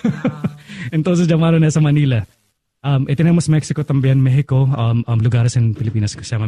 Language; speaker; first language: Spanish; non-native, fluent; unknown